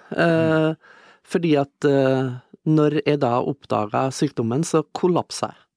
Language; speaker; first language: Norwegian; native; Norwegian